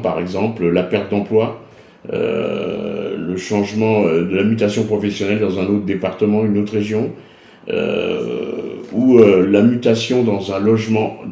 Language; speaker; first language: French; native; French